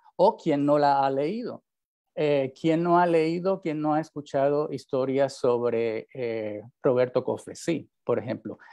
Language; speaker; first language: Spanish; native; Spanish